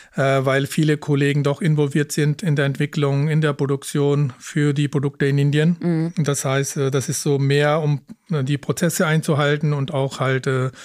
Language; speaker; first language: German; early bilingual, other home language; Punjabi